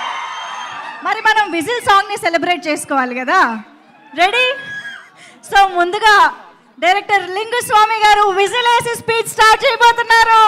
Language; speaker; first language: Telugu; native; Telugu